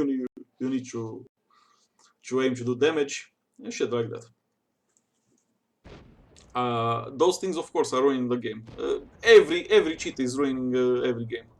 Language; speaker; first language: English; non-native, fluent; Romanian